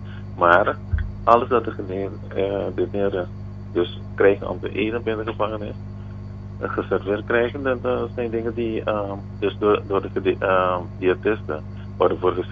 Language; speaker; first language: Dutch; non-native, local second language; Papiamento